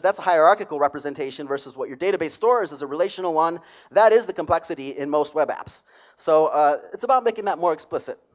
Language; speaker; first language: English; native; English